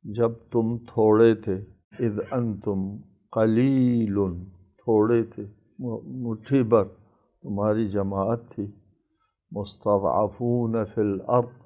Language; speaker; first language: Urdu; non-native, local second language; Balti